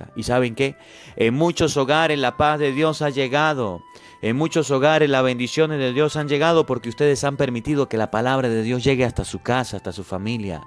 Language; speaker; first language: Spanish; native; Spanish